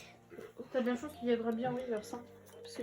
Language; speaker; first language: French; native; French